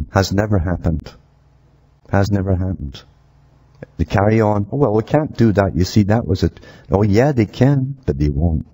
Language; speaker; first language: English; native; English